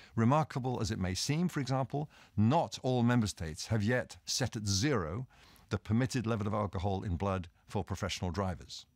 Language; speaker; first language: English; native; English